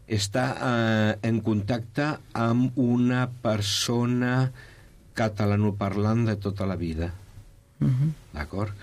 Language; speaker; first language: Catalan; non-native, local second language; Spanish